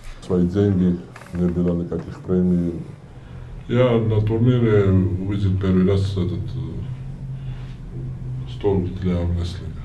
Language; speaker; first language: Russian; non-native, fluent; Georgian